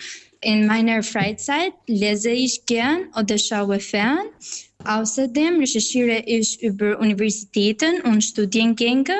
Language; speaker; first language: German; non-native, fluent; Albanian